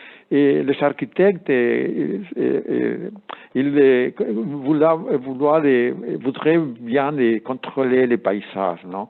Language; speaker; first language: French; non-native, learner; Spanish